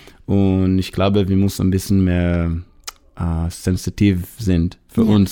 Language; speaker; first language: German; non-native, learner; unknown